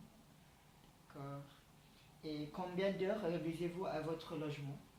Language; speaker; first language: French; non-native, learner; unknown